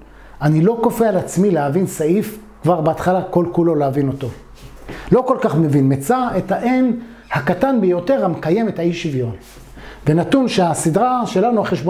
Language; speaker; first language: Hebrew; native; Hebrew